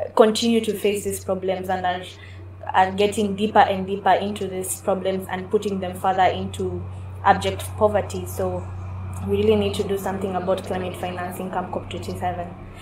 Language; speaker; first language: English; non-native, local second language; Kalenjin